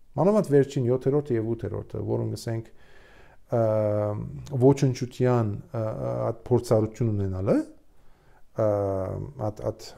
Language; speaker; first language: Armenian; early bilingual, heritage; Armenian